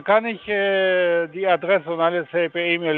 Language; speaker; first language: German; non-native, fluent; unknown